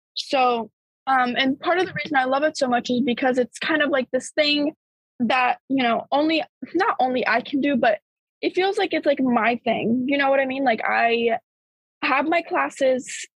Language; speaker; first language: English; early bilingual, other home language; Bulgarian